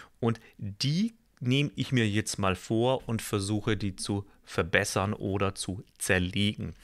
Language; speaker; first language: German; native; German